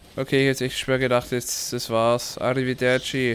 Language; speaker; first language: German; native; German